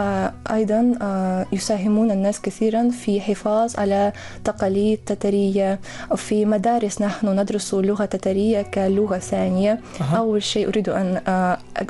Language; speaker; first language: Arabic; non-native, fluent; Russian